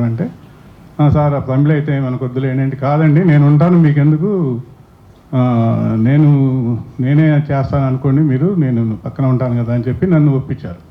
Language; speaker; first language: Telugu; native; Telugu